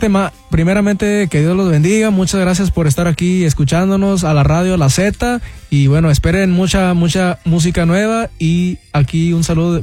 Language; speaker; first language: Spanish; early bilingual, heritage; Spanish